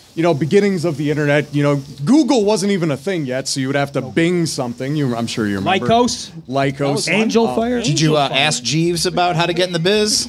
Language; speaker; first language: English; native; English